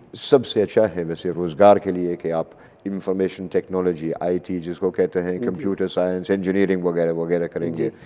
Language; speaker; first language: Urdu; non-native, fluent; English